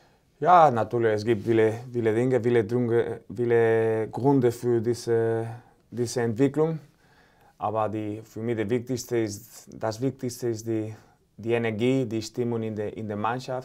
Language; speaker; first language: German; non-native, fluent; Spanish